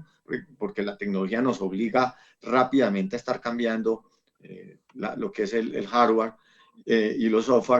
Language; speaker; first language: Spanish; native; Spanish